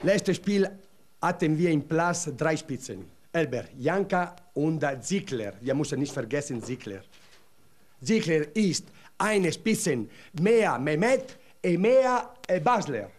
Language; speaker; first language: German; non-native, learner; Italian